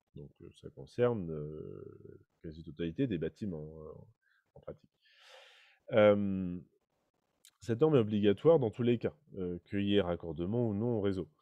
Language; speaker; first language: French; native; French